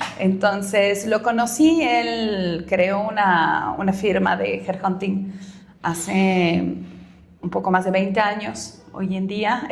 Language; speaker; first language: Spanish; non-native, fluent; French